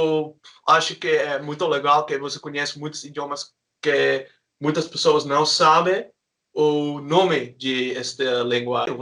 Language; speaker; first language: Portuguese; non-native, learner; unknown